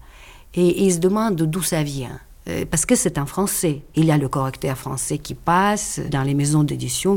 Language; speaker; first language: French; non-native, fluent; Russian